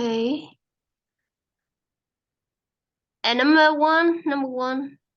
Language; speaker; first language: English; non-native, fluent; Vietnamese